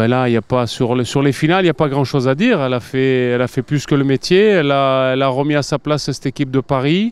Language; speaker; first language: French; native; French